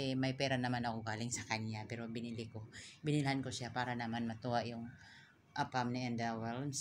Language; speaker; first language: Filipino; non-native, local second language; Surigaonon